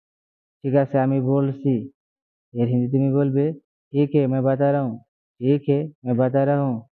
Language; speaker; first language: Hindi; non-native, learner; Bangla